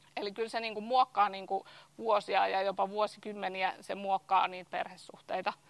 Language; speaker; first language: Finnish; native; Finnish